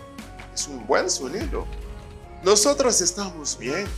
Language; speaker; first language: Spanish; non-native, fluent; Haitian Creole